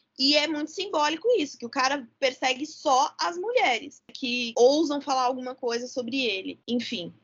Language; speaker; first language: Portuguese; native; Portuguese